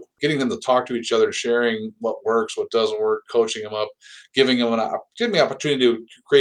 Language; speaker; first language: English; native; English